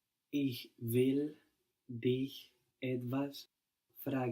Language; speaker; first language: German; non-native, learner; English